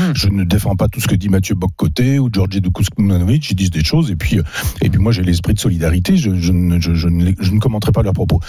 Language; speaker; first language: French; native; French